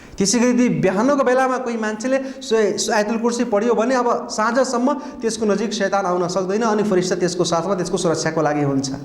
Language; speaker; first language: Nepali; non-native, local second language; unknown